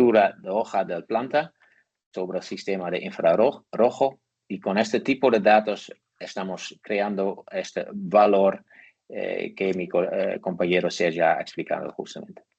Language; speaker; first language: Spanish; non-native, learner; Dutch